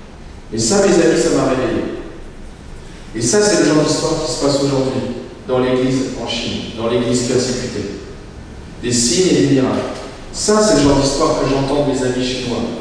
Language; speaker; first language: French; native; French